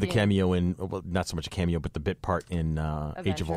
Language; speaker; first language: English; native; English